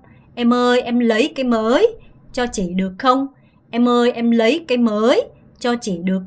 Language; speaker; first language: Vietnamese; non-native, fluent; Korean